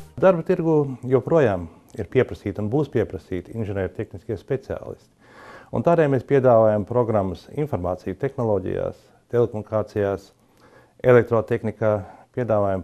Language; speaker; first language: Latvian; native; Latvian